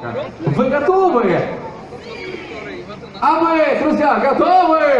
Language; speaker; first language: Russian; non-native, fluent; Italian